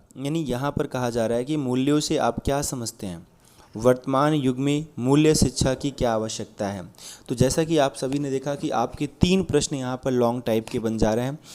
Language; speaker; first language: Hindi; native; Hindi